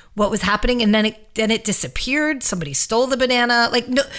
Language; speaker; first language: English; native; English